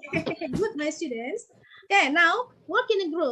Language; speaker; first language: English; non-native, learner; Indonesian